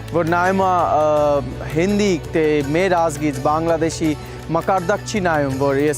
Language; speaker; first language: Armenian; non-native, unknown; Bangla